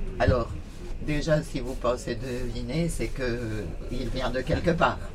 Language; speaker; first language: French; non-native, fluent; Serbian